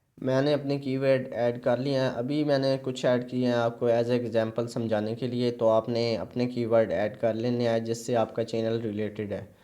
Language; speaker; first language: Urdu; non-native, local second language; Punjabi